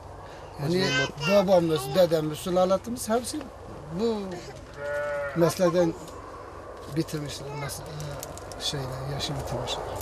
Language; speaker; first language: Turkish; non-native, local second language; Kurdish